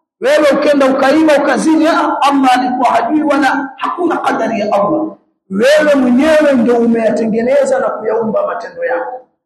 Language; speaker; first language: Swahili; native; Swahili